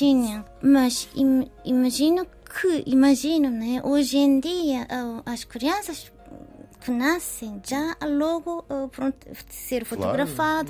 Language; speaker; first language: Portuguese; non-native, learner; Japanese